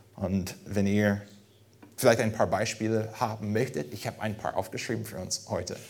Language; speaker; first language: German; non-native, fluent; English